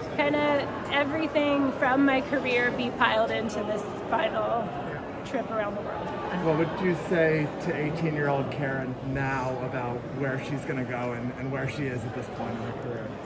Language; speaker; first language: English; native; English